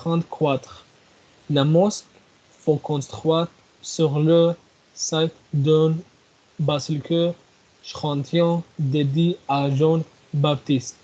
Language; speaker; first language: French; non-native, learner; Arabic